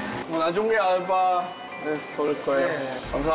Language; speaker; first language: Korean; non-native, learner; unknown